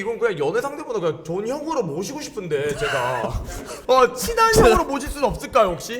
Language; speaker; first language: Korean; native; Korean